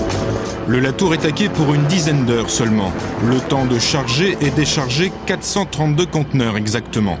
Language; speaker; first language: French; native; French